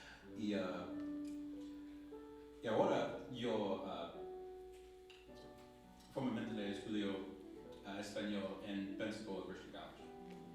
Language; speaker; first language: Spanish; non-native, learner; English